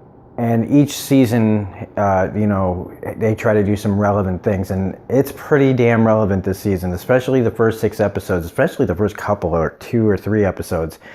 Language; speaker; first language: English; native; English